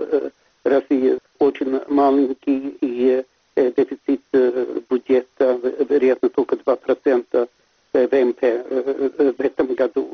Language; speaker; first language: Russian; non-native, fluent; Swedish